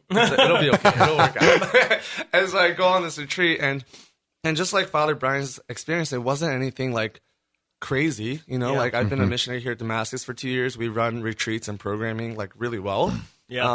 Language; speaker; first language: English; native; English